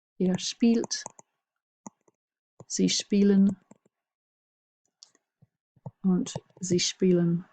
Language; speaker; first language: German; non-native, fluent; English